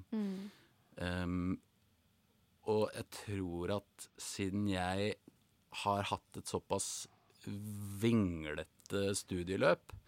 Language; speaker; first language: Norwegian; native; Norwegian